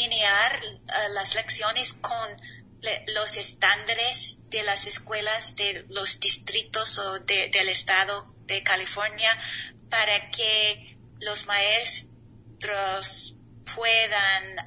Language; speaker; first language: Spanish; non-native, learner; English